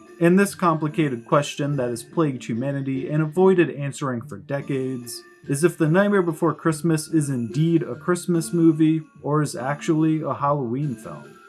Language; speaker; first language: English; native; English